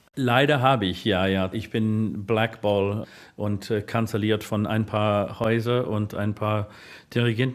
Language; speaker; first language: German; non-native, learner; English